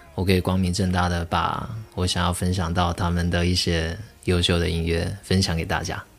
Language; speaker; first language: Chinese; non-native, local second language; Min Nan Chinese